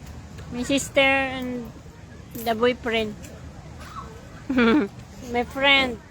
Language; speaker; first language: English; non-native, learner; Filipino